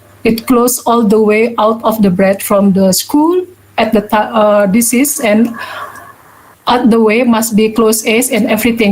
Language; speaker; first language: English; non-native, learner; Balinese